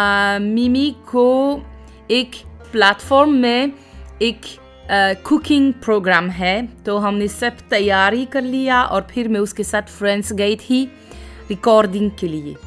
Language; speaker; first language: Hindi; non-native, fluent; Arabic